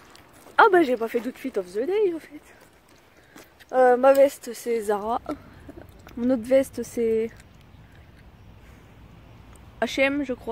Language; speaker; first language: French; native; French